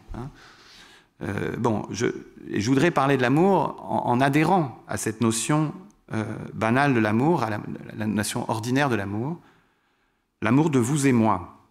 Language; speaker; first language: French; native; French